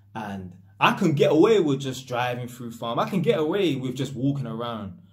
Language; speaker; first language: English; native; English